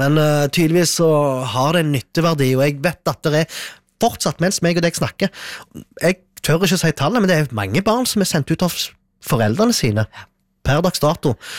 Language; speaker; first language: Norwegian; early bilingual, other home language; Arabic